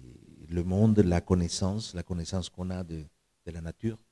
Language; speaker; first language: French; non-native, fluent; Spanish